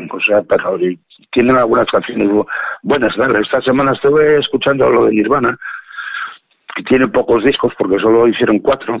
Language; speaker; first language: Spanish; native; Spanish